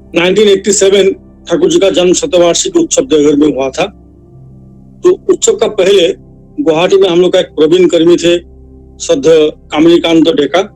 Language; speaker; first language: Hindi; non-native, local second language; Assamese